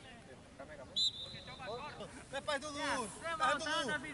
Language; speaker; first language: Indonesian; non-native, fluent; Portuguese